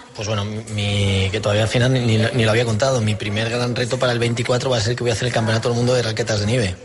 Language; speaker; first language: Spanish; native; Spanish